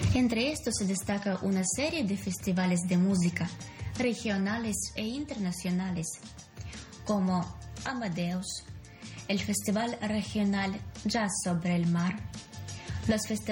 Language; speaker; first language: Spanish; non-native, fluent; Ukrainian